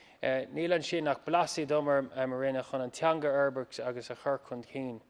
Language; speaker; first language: Irish; non-native, local second language; English